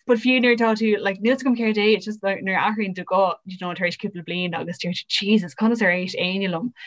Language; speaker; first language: Irish; non-native, local second language; English